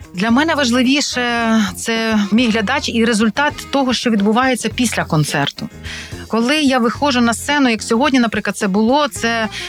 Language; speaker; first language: Ukrainian; native; Ukrainian